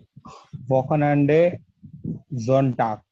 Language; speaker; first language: German; non-native, learner; Gujarati